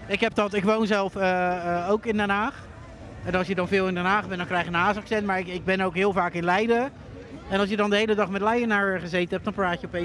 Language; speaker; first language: Dutch; native; Dutch